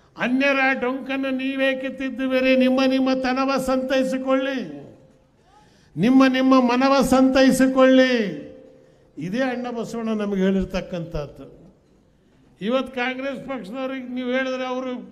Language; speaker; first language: Kannada; non-native, local second language; Urdu